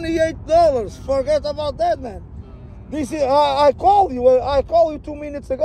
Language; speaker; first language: English; non-native, learner; Portuguese